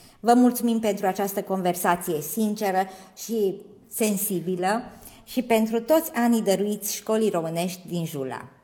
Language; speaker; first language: Romanian; native; Romanian